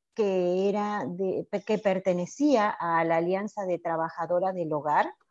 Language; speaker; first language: Spanish; native; Spanish